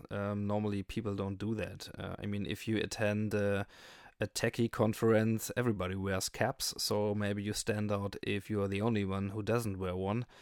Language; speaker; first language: English; non-native, fluent; German